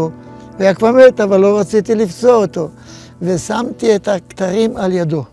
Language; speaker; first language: Hebrew; non-native, fluent; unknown